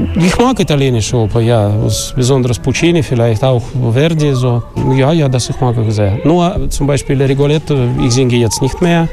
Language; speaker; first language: German; non-native, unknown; Russian